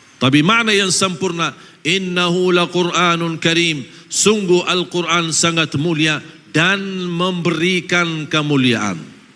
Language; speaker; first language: Malay; non-native, fluent; Arabic